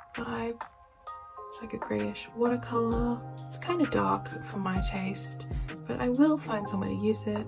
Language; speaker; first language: English; native; English